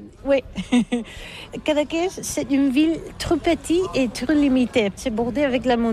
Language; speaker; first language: French; non-native, learner; Catalan